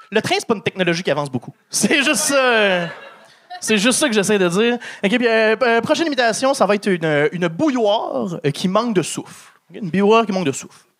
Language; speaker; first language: French; native; French